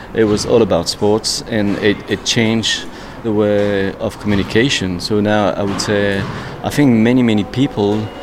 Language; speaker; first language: English; non-native, fluent; French